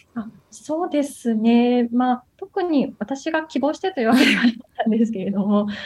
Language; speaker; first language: Japanese; native; Japanese